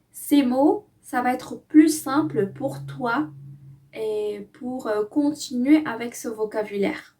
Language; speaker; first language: French; non-native, fluent; Spanish